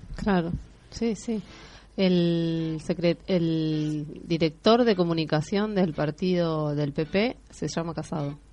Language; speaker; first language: Spanish; native; Spanish